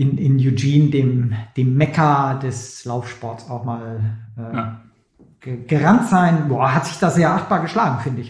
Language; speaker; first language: German; native; German